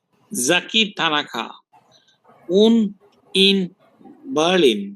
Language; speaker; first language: German; non-native, learner; Bangla